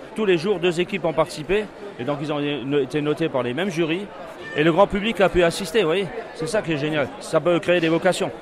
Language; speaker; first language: French; native; French